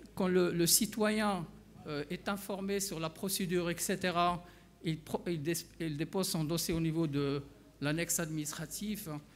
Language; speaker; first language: French; non-native, local second language; Arabic